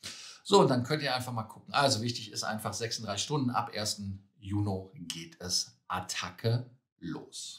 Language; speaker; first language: German; native; German